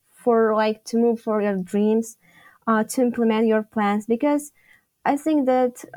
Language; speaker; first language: English; non-native, fluent; Tajik